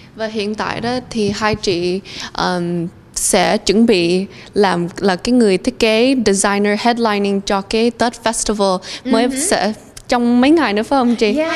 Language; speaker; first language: Vietnamese; early bilingual, heritage; Vietnamese